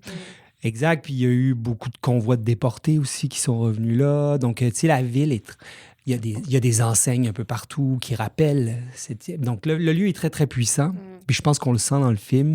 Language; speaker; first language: French; native; French